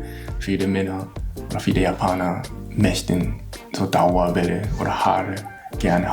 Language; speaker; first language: German; non-native, learner; Japanese